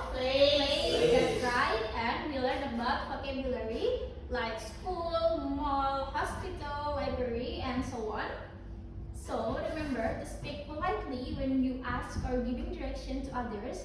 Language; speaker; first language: English; non-native, fluent; Indonesian